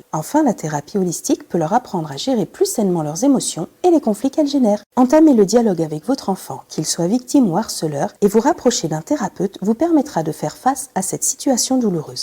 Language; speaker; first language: French; native; French